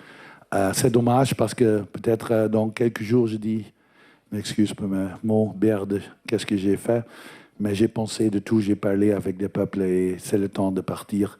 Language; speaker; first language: French; non-native, fluent; Dutch